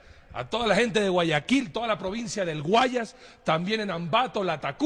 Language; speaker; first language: Spanish; native; Spanish